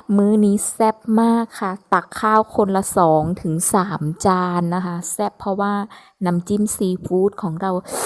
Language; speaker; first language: Thai; native; Thai